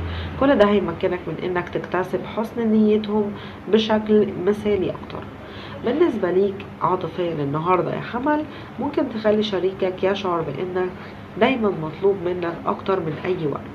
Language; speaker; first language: Arabic; native; Arabic